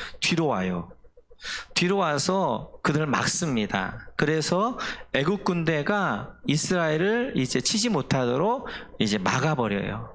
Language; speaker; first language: Korean; native; Korean